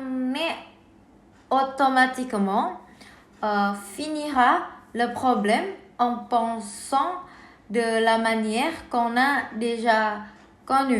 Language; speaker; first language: French; non-native, learner; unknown